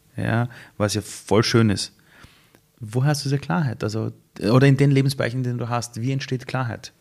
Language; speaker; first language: German; early bilingual, other home language; Persian